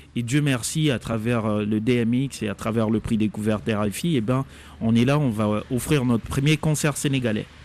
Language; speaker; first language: French; non-native, local second language; Lingala